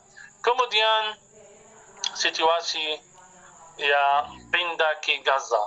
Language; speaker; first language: Indonesian; non-native, fluent; Arabic